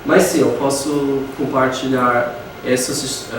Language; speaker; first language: Portuguese; non-native, fluent; English